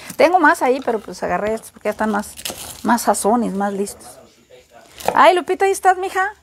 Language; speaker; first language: Spanish; native; Spanish